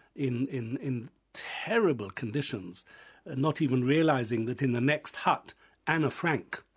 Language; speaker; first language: English; native; English